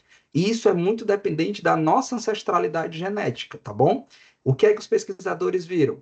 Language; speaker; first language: Portuguese; native; Portuguese